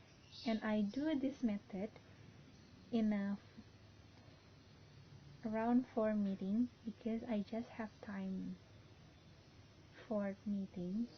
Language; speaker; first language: English; non-native, learner; Indonesian